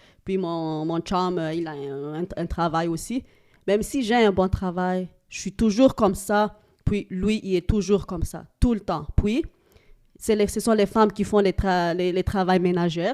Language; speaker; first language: French; non-native, local second language; Malagasy